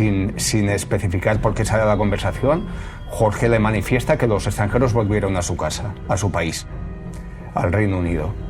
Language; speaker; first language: Spanish; native; Spanish